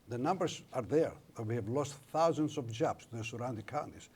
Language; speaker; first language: English; non-native, fluent; Greek